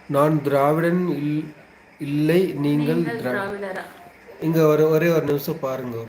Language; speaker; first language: Tamil; non-native, local second language; Telugu